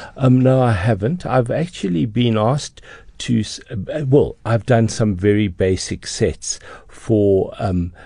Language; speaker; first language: English; native; English